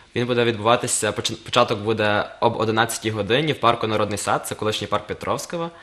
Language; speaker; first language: Ukrainian; native; Ukrainian